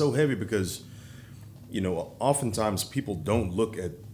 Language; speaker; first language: English; native; English